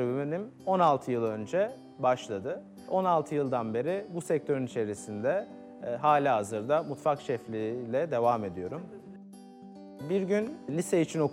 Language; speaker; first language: Turkish; native; Turkish